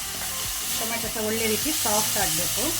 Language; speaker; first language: Kannada; native; Kannada